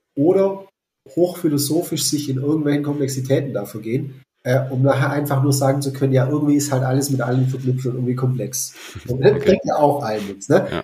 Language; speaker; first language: German; native; German